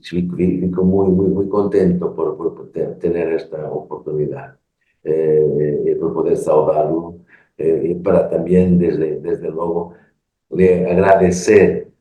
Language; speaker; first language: Spanish; non-native, learner; Portuguese